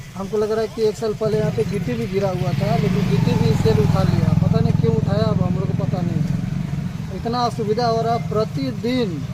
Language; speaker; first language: Hindi; native; Hindi